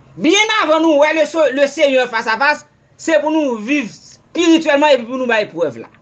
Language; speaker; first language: Haitian Creole; native; Haitian Creole